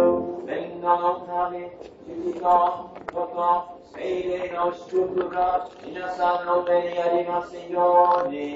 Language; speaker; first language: Japanese; non-native, fluent; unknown